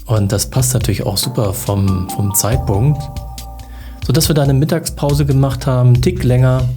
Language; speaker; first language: German; native; German